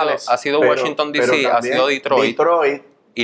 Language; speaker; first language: Spanish; native; Spanish